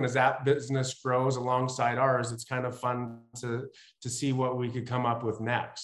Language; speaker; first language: English; native; English